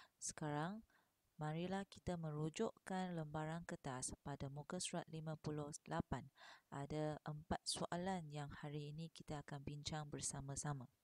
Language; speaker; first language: Malay; non-native, local second language; Chinese